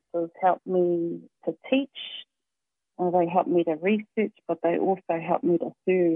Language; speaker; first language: English; native; English